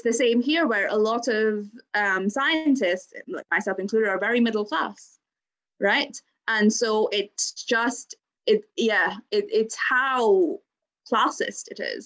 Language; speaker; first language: English; non-native, local second language; Bangla